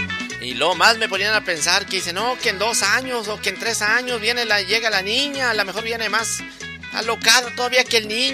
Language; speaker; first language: Spanish; native; Spanish